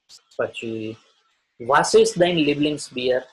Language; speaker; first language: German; non-native, learner; Gujarati